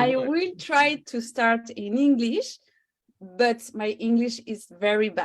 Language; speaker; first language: English; non-native, learner; French